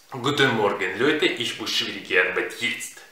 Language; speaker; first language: German; non-native, learner; Russian